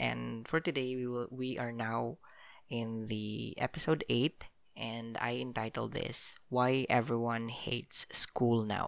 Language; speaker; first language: English; non-native, local second language; Cebuano